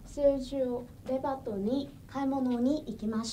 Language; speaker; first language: Japanese; non-native, fluent; Vietnamese